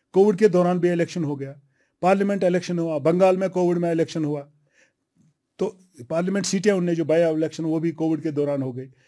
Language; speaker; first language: Hindi; non-native, local second language; Kashmiri